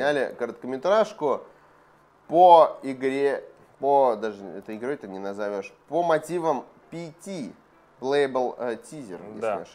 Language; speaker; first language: Russian; native; Russian